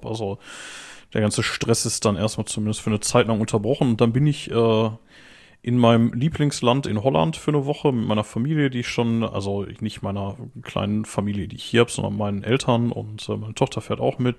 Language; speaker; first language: German; native; German